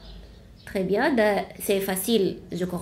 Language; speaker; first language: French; non-native, fluent; Arabic